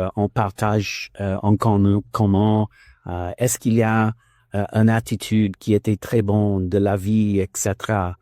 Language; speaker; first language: French; non-native, learner; English